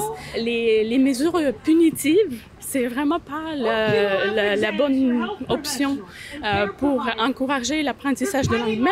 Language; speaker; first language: French; native; French